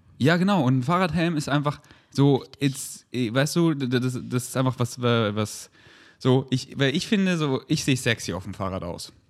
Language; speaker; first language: German; native; German